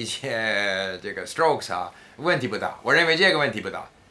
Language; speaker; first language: Chinese; non-native, fluent; English